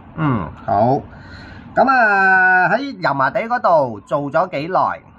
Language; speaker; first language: Cantonese; native; Cantonese